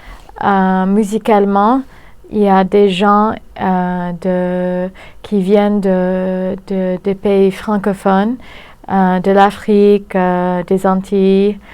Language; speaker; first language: French; non-native, fluent; English